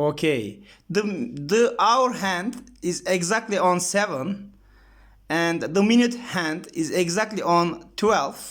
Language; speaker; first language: English; non-native, learner; Turkish